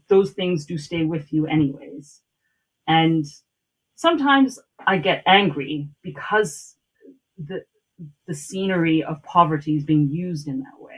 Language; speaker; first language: English; non-native, local second language; Cantonese